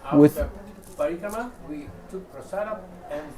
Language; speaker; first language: English; non-native, learner; Russian